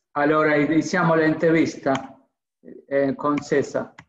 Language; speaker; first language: Italian; non-native, learner; Spanish